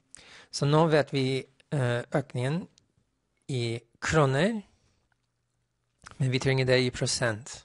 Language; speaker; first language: Norwegian; non-native, fluent; English